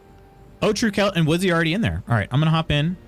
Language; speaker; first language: English; native; English